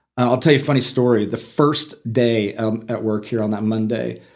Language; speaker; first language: English; native; English